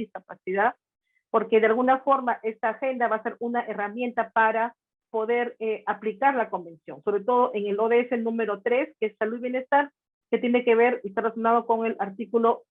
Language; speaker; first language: Spanish; native; Spanish